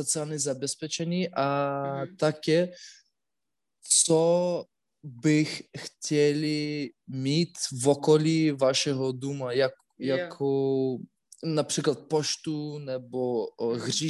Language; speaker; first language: Czech; non-native, learner; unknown